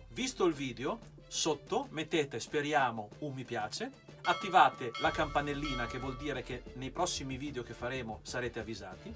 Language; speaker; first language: Italian; native; Italian